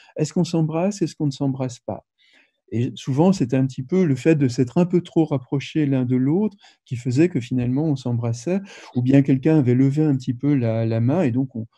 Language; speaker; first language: French; native; French